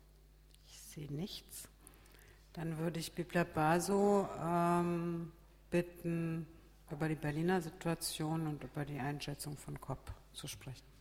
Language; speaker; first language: German; native; German